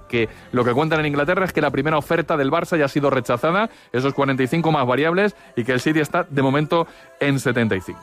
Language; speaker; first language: Spanish; native; Spanish